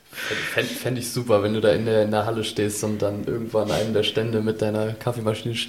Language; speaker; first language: German; native; German